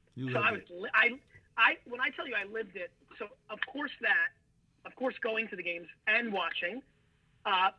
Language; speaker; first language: English; early bilingual, other home language; Russian